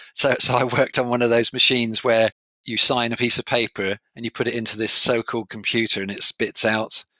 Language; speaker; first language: English; native; English